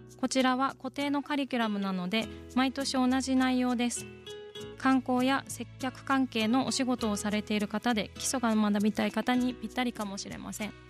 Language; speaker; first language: Japanese; native; Japanese